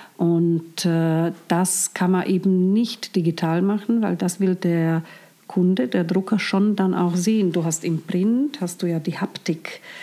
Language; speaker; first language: German; non-native, fluent; Slovak